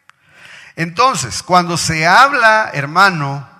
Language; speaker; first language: Spanish; native; Spanish